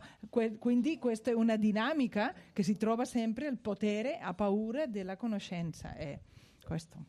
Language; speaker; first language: Italian; non-native, fluent; Spanish